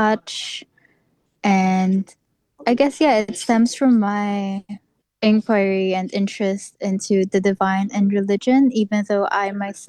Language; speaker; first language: English; non-native, local second language; Filipino